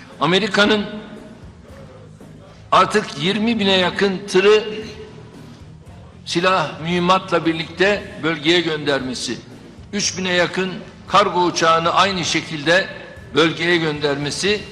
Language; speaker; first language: Turkish; native; Turkish